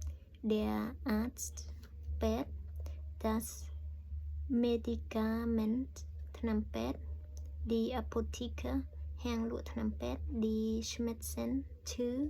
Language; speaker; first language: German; non-native, learner; Khmer